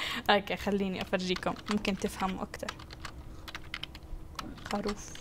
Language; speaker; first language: Arabic; native; Arabic